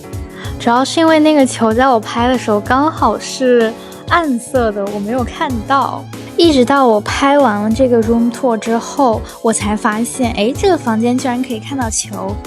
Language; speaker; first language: Chinese; native; Chinese